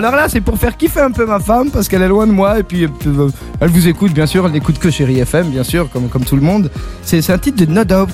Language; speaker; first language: French; native; French